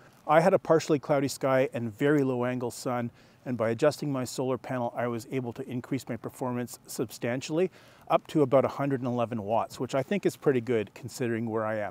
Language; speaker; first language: English; native; English